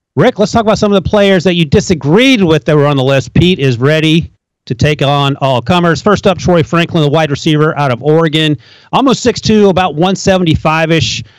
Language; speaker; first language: English; native; English